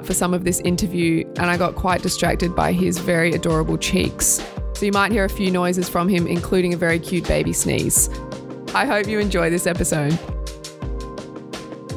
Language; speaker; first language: English; native; English